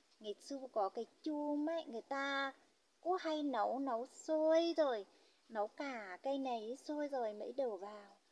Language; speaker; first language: Vietnamese; non-native, local second language; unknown